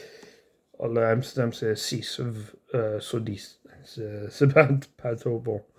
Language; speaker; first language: French; non-native, learner; English